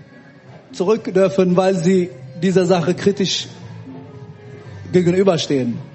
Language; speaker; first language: German; early bilingual, other home language; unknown